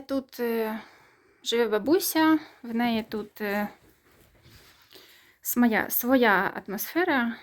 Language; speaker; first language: Ukrainian; native; Ukrainian